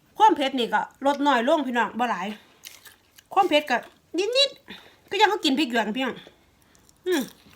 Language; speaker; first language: Thai; native; Thai